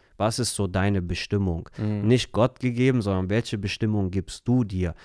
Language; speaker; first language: German; early bilingual, other home language; Turkish